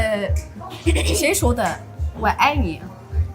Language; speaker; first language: Chinese; non-native, learner; Amharic